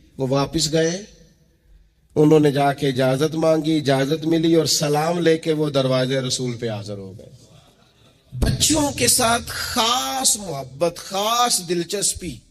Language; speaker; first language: Urdu; non-native, local second language; Punjabi